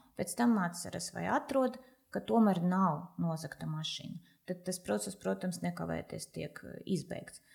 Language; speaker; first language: Latvian; non-native, local second language; Russian